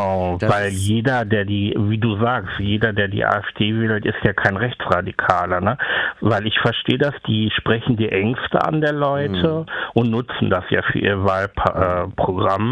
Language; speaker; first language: German; native; German